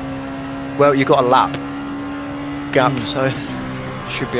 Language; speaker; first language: English; native; English